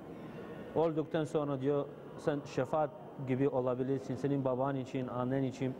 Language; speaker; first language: Turkish; non-native, fluent; Bulgarian